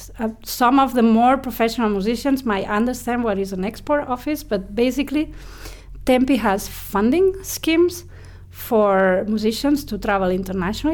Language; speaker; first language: English; non-native, fluent; Spanish